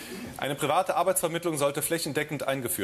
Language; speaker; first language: German; native; German